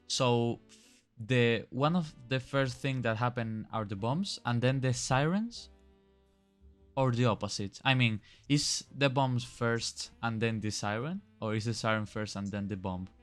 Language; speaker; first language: English; non-native, fluent; Spanish